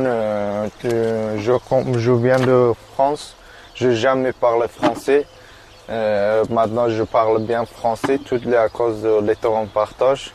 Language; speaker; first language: French; non-native, learner; Persian